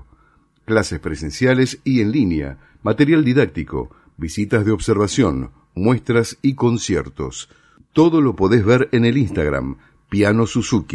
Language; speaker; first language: Spanish; native; Spanish